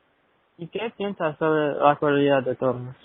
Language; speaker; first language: Spanish; early bilingual, heritage; Spanish